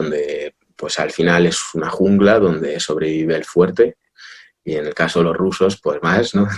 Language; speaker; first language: Spanish; early bilingual, other home language; Russian